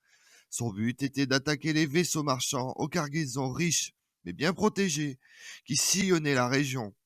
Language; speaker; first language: French; native; French